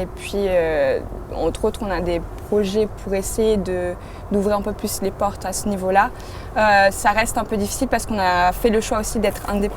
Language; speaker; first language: French; native; French